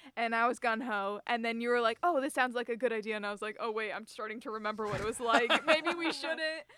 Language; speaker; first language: English; native; English